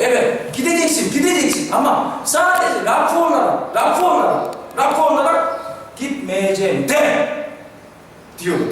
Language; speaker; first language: Turkish; non-native, fluent; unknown